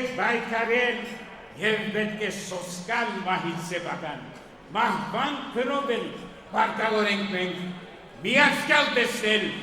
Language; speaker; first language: Armenian; early bilingual, heritage; Armenian